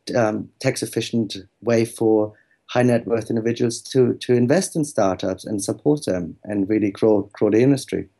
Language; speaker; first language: English; non-native, fluent; German